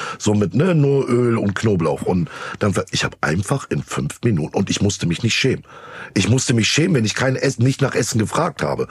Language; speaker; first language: German; early bilingual, other home language; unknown